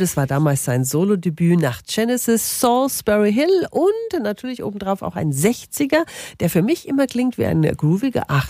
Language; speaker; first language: German; native; German